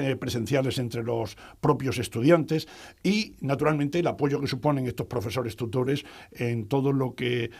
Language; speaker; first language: Spanish; native; Spanish